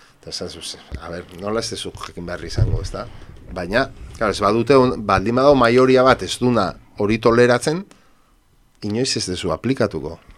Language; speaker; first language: Basque; non-native, local second language; Spanish